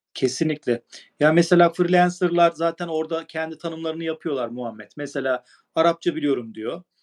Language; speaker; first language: Turkish; native; Turkish